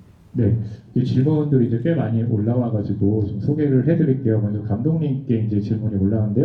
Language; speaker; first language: Korean; native; Korean